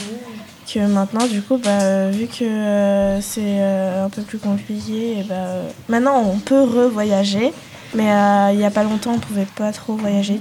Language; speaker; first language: French; native; French